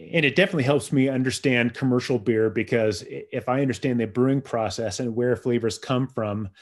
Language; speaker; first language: English; native; English